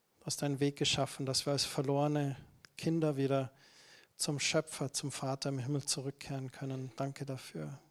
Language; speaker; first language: German; native; German